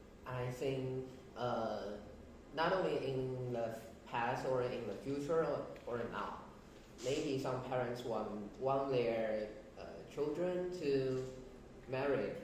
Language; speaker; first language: English; non-native, learner; Chinese